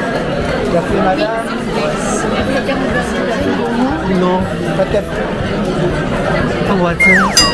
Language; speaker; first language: French; native; French